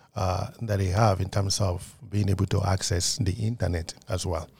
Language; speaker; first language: English; non-native, local second language; Yoruba